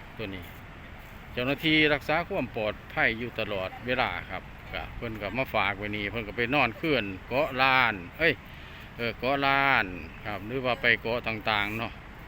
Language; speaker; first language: Thai; non-native, local second language; Northeastern Thai